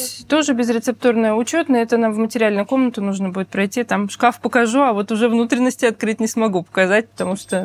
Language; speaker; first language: Russian; native; Russian